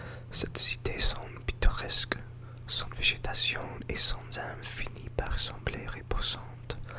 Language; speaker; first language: French; non-native, learner; English